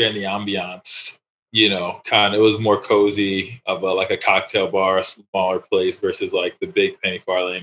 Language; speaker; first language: English; native; English